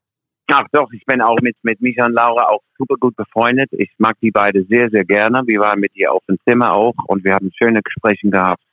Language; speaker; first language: German; non-native, fluent; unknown